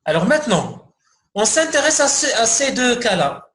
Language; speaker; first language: French; non-native, local second language; Arabic